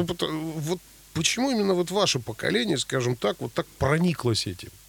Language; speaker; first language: Russian; native; Russian